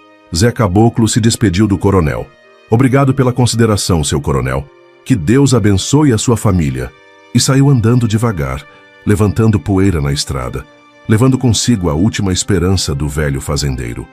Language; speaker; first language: Portuguese; native; Portuguese